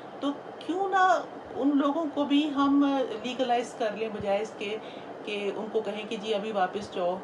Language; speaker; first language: Urdu; native; Urdu